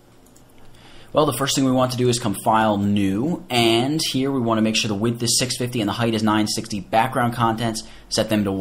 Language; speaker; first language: English; native; English